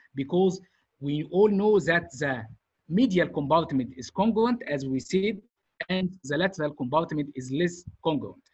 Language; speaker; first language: English; non-native, fluent; Arabic